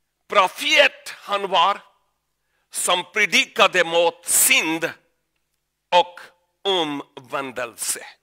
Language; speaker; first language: Swedish; non-native, learner; Urdu